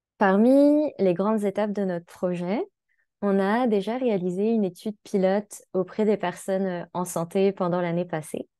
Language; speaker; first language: French; native; French